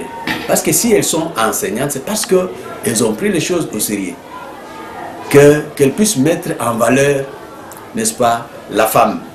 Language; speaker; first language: French; native; French